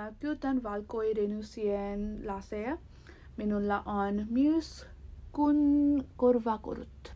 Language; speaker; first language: Finnish; non-native, learner; Nepali